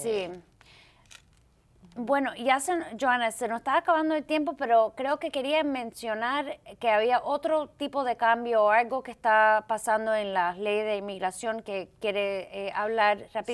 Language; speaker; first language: Spanish; early bilingual, heritage; Spanish